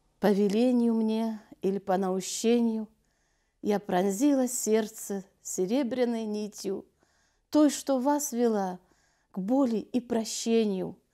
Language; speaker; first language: Russian; non-native, local second language; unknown